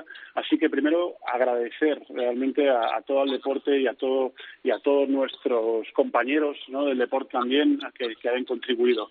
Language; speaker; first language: Spanish; native; Spanish